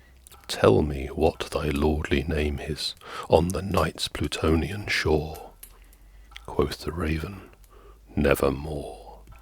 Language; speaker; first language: English; native; English